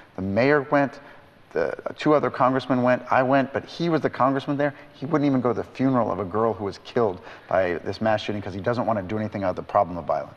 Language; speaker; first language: English; native; English